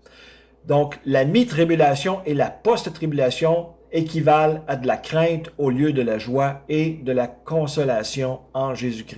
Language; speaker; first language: French; native; French